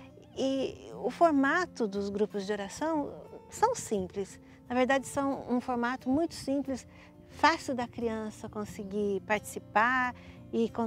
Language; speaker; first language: Portuguese; native; Portuguese